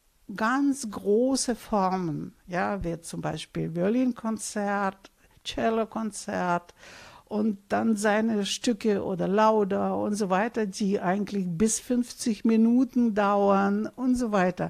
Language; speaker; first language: German; non-native, fluent; Russian